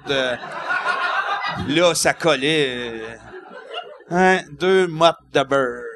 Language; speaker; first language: French; native; French